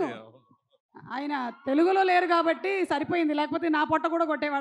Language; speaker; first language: Telugu; native; Telugu